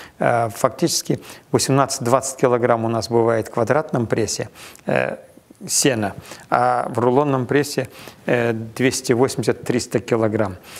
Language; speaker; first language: Russian; non-native, local second language; Kazakh